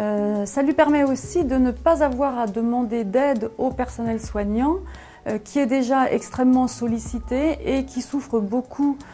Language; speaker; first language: French; native; French